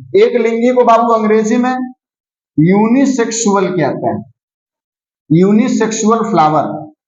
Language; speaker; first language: Hindi; native; Hindi